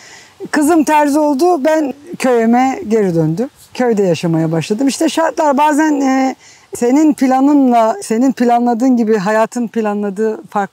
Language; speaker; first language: Turkish; native; Turkish